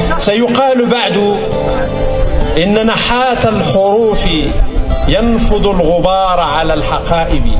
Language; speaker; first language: Arabic; non-native, local second language; Central Atlas Tamazight